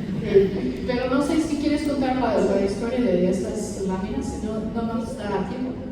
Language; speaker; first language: Spanish; non-native, fluent; English